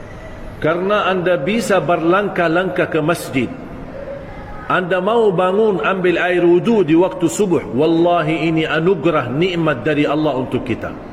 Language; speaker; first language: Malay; non-native, fluent; Arabic